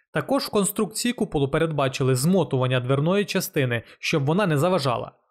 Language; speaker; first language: Ukrainian; non-native, local second language; Russian